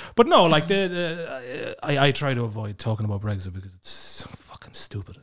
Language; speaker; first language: English; native; English